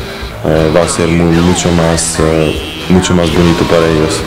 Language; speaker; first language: Spanish; non-native, fluent; Serbian